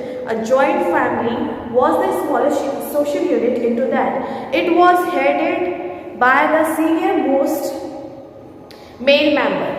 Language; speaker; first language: English; non-native, local second language; Hindi